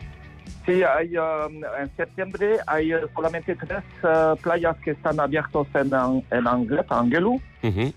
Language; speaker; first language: Spanish; non-native, learner; Basque